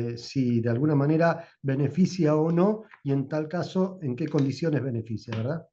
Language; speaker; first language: Spanish; native; Spanish